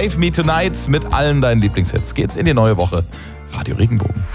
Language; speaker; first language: German; native; German